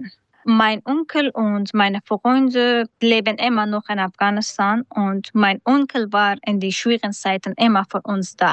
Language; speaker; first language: German; non-native, learner; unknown